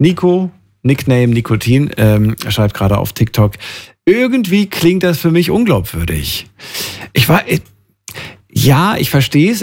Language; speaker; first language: German; native; German